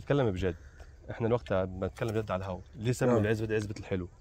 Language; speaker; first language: Arabic; native; Arabic